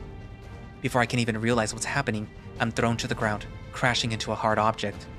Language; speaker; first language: English; native; English